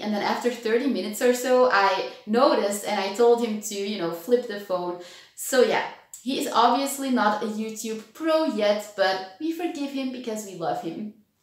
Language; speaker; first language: English; non-native, fluent; Dutch